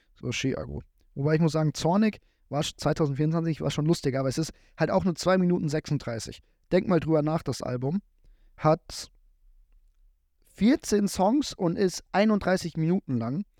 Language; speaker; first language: German; native; German